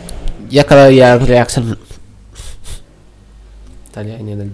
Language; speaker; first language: Indonesian; native; Indonesian